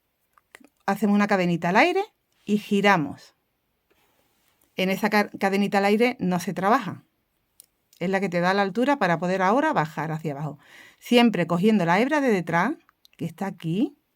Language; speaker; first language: Spanish; native; Spanish